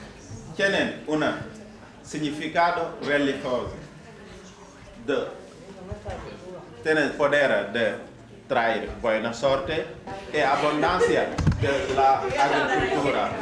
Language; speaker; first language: Spanish; non-native, fluent; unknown